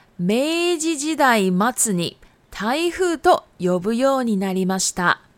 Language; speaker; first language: Japanese; native; Japanese